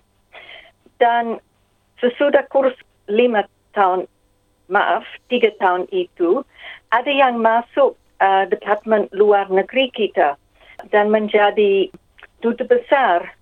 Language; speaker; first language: Indonesian; non-native, fluent; English